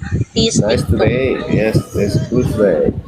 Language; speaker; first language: English; non-native, learner; Korean